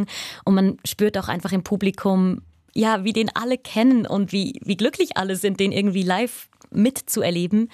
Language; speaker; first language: German; native; German